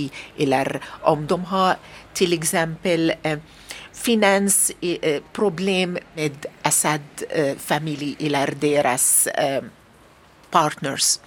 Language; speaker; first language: Swedish; non-native, learner; Arabic